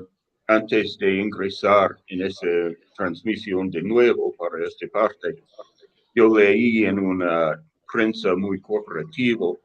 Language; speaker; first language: Spanish; non-native, fluent; English